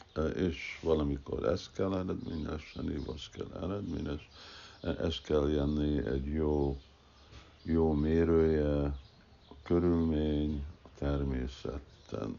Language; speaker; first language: Hungarian; early bilingual, heritage; Hungarian